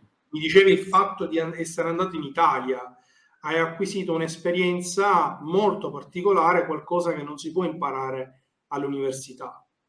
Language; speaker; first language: Italian; native; Italian